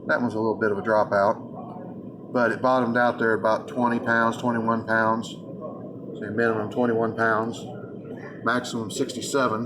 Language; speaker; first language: English; native; English